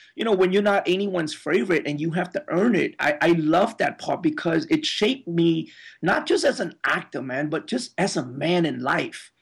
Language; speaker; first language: English; early bilingual, other home language; Spanish